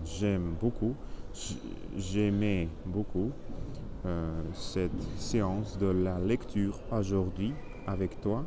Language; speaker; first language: French; non-native, learner; Spanish